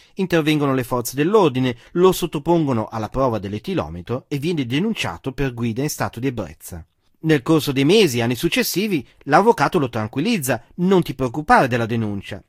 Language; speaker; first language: Italian; native; Italian